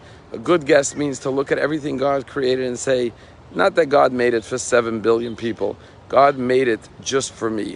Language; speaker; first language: English; native; English